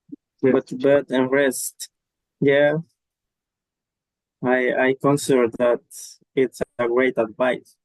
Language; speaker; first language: English; non-native, learner; Spanish